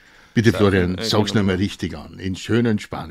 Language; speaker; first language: German; native; German